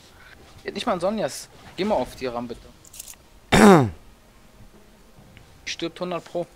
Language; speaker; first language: German; native; German